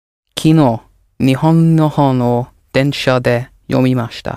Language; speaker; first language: Japanese; non-native, learner; English